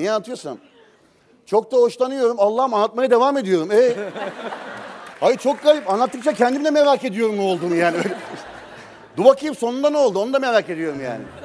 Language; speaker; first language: Turkish; native; Turkish